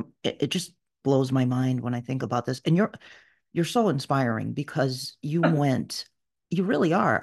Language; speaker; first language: English; early bilingual, other home language; Portuguese